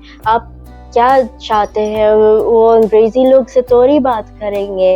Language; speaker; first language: Hindi; early bilingual, heritage; English